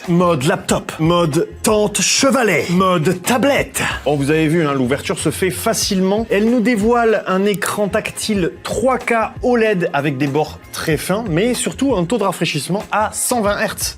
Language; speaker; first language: French; native; French